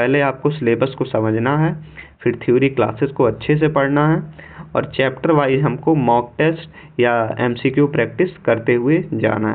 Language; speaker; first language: Hindi; native; Hindi